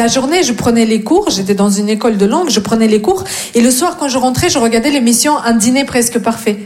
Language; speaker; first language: French; non-native, fluent; Russian